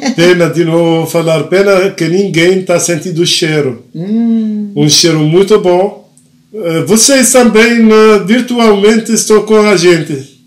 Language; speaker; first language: Portuguese; non-native, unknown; Arabic